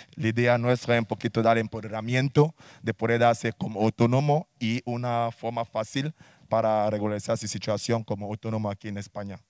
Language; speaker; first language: Spanish; non-native, fluent; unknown